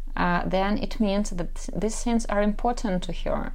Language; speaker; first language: English; non-native, fluent; Ukrainian